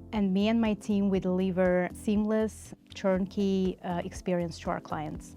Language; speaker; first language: English; non-native, fluent; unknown